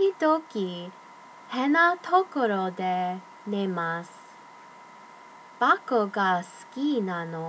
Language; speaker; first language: Japanese; non-native, learner; English